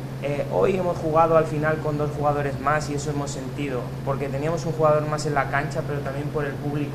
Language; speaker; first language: Spanish; native; Spanish